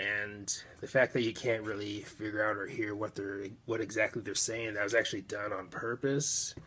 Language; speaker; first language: English; native; English